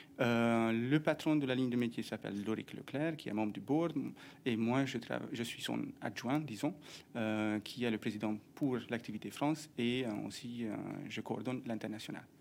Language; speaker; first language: French; non-native, fluent; Hungarian